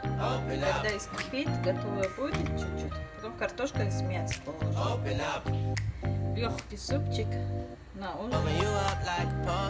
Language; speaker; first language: Russian; non-native, learner; Tajik